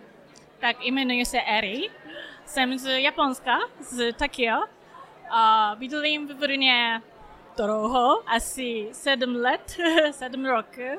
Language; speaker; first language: Czech; non-native, learner; Japanese